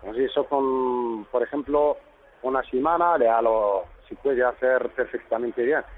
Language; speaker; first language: Spanish; non-native, fluent; Arabic